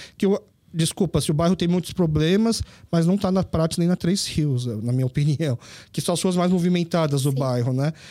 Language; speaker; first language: Portuguese; early bilingual, other home language; Korean